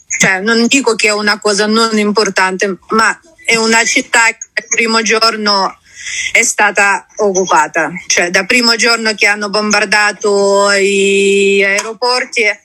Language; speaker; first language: Italian; non-native, fluent; Ukrainian